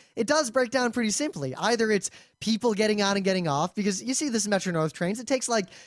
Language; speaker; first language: English; native; English